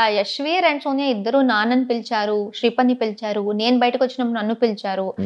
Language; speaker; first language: Telugu; non-native, local second language; Tamil